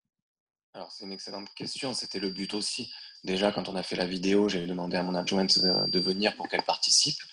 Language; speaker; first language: French; native; French